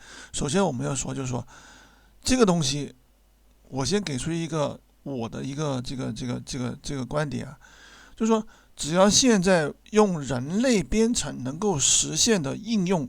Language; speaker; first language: Chinese; native; Chinese